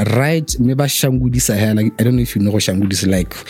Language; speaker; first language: English; non-native, local second language; Tswana